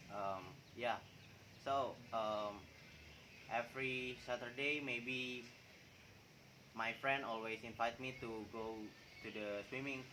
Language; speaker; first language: English; non-native, learner; Indonesian